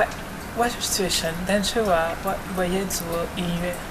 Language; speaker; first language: Chinese; non-native, learner; French